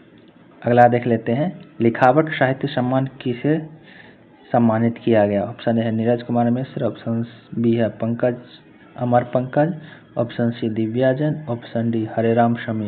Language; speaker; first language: Hindi; native; Hindi